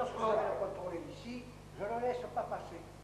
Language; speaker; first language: French; native; French